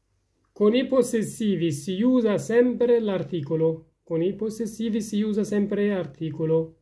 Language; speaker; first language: Italian; non-native, fluent; Persian